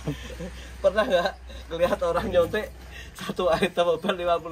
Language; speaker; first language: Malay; non-native, local second language; Javanese